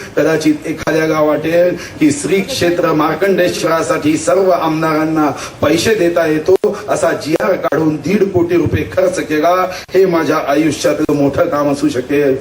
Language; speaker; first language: Marathi; native; Marathi